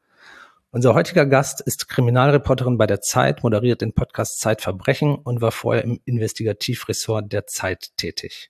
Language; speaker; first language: German; native; German